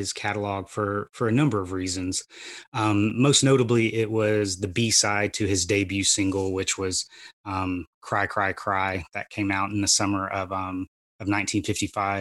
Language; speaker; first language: English; native; English